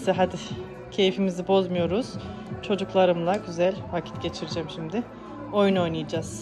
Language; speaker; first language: Turkish; native; Turkish